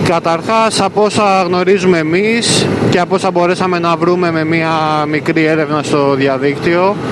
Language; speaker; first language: Greek; native; Greek